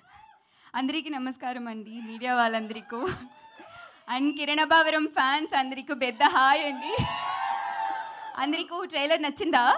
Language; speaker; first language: Telugu; non-native, learner; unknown